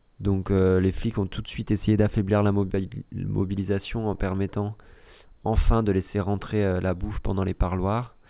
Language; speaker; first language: French; native; French